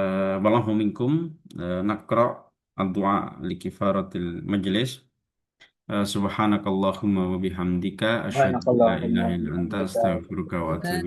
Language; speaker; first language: Arabic; non-native, fluent; Indonesian